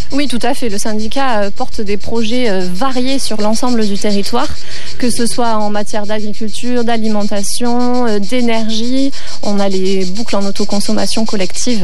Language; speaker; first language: French; native; French